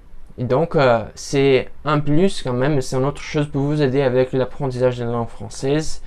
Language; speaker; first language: French; non-native, learner; Portuguese